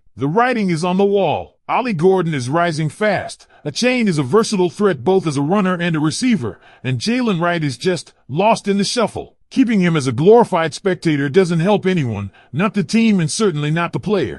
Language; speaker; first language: English; native; English